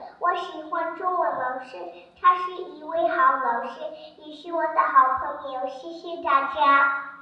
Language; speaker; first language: Chinese; non-native, learner; English